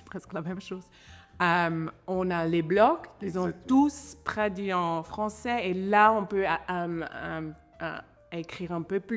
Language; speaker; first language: French; non-native, fluent; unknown